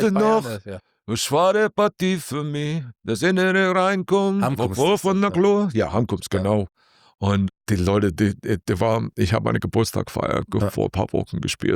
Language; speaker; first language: German; non-native, learner; English